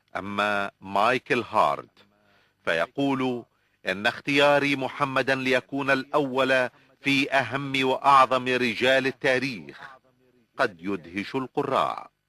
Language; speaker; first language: Arabic; native; Arabic